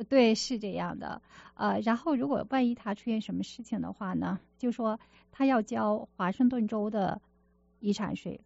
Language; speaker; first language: Chinese; native; Chinese